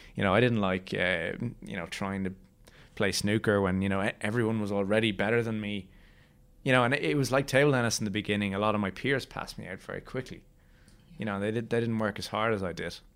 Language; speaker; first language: English; native; English